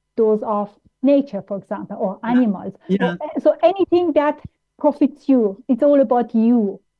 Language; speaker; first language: English; non-native, fluent; German